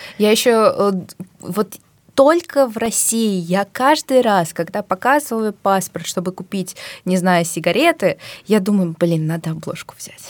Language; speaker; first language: Russian; native; Russian